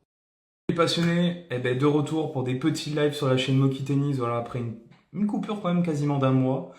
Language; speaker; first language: French; native; French